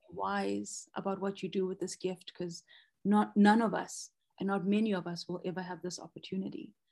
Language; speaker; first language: English; non-native, local second language; Zulu